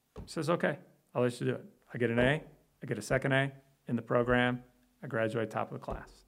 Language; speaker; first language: English; native; English